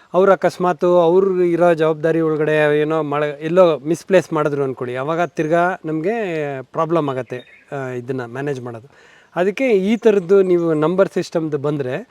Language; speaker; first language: Kannada; native; Kannada